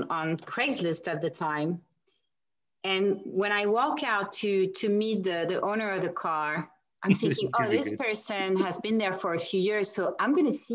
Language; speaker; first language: English; non-native, fluent; French